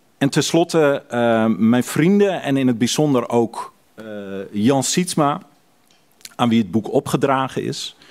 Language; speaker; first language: Dutch; native; Dutch